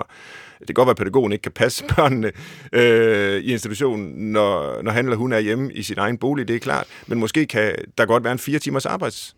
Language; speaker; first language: Danish; native; Danish